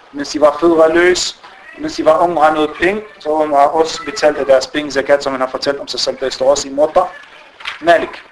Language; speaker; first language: Danish; non-native, fluent; Arabic